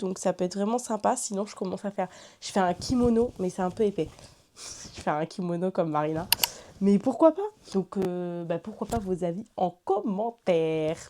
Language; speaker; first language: French; native; French